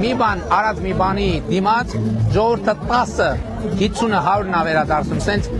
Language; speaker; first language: Armenian; native; Armenian